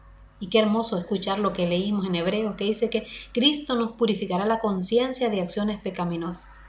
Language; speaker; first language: Spanish; native; Spanish